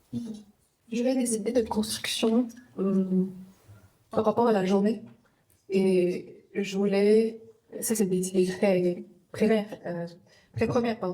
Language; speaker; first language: French; non-native, fluent; Vietnamese